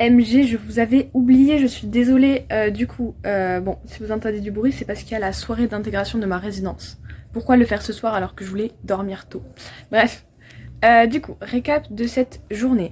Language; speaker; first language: French; native; French